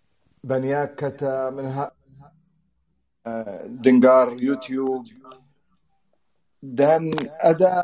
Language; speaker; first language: Indonesian; non-native, learner; Arabic